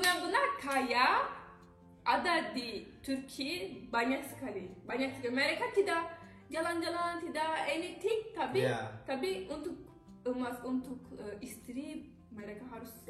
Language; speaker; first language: Indonesian; non-native, learner; Turkish